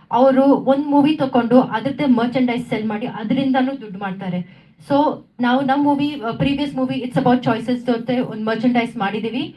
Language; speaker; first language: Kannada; non-native, local second language; Tamil